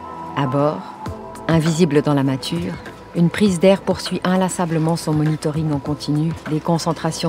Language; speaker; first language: French; native; French